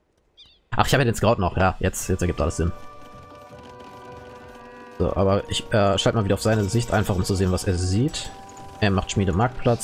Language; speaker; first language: German; native; German